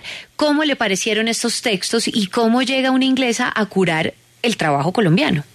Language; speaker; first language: Spanish; native; Spanish